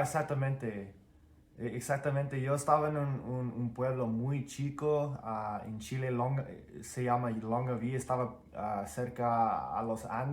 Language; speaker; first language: Spanish; non-native, fluent; English